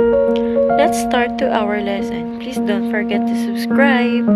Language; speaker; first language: English; non-native, local second language; Filipino